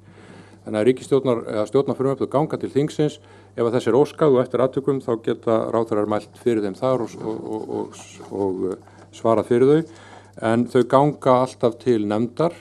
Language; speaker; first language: Icelandic; native; Icelandic